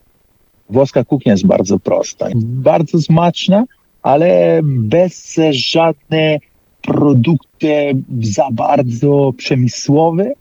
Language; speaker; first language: Polish; non-native, fluent; Italian